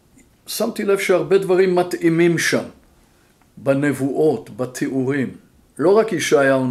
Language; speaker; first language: Hebrew; non-native, fluent; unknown